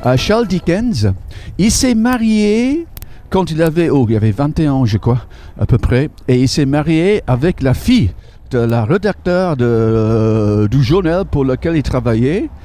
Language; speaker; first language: French; non-native, fluent; English